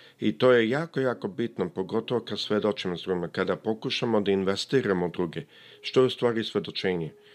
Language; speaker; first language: Serbian; early bilingual, heritage; Serbian